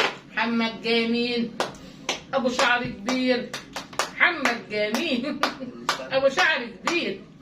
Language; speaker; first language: Arabic; native; Arabic